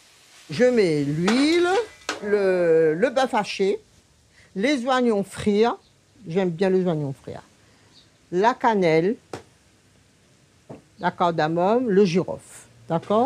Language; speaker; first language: French; non-native, local second language; Réunion Creole French